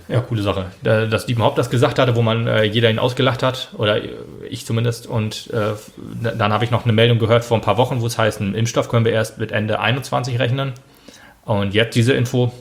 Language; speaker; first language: German; native; German